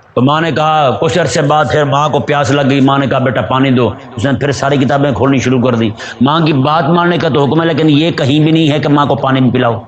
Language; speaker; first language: Urdu; non-native, local second language; Punjabi